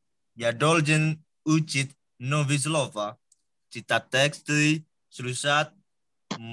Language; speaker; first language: Russian; non-native, learner; Indonesian